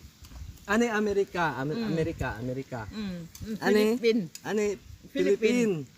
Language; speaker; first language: Thai; non-native, learner; Filipino